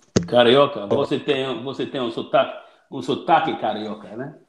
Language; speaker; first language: Portuguese; non-native, learner; English